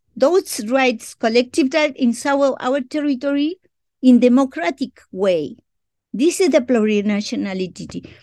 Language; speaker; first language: English; non-native, learner; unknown